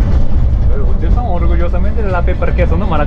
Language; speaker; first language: Spanish; non-native, learner; Japanese